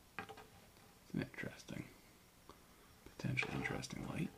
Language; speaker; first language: English; native; English